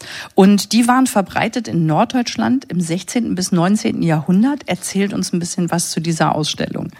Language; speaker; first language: German; native; German